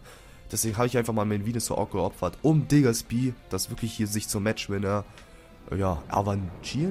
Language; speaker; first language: German; native; German